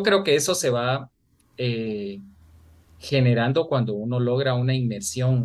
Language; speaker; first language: Spanish; native; Spanish